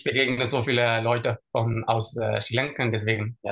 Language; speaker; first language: German; non-native, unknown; Tamil